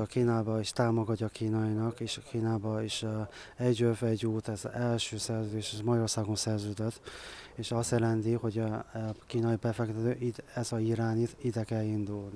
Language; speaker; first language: Hungarian; non-native, learner; Chinese